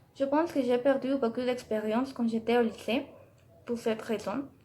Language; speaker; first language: French; non-native, learner; Spanish